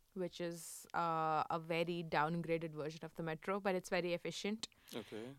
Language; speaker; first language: English; non-native, local second language; Hindi